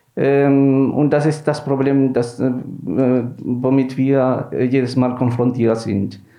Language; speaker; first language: German; non-native, fluent; Spanish